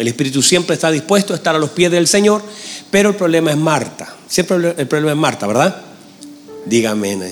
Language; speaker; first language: Spanish; native; Spanish